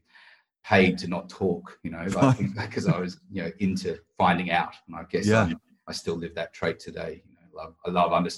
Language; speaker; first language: English; native; English